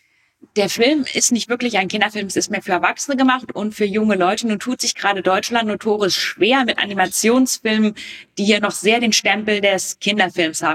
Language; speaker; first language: German; native; German